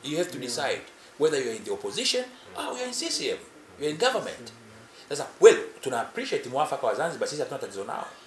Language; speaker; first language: English; non-native, local second language; Swahili